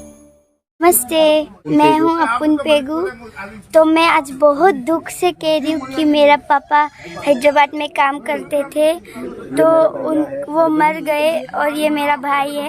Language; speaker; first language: Hindi; non-native, local second language; Mising